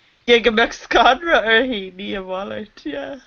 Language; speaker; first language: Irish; non-native, local second language; English